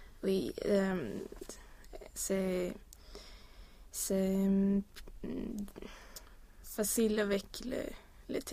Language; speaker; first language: French; non-native, learner; Swedish